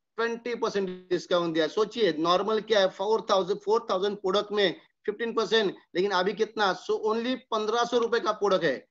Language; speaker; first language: Hindi; non-native, local second language; Marathi